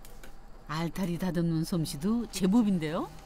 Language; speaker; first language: Korean; native; Korean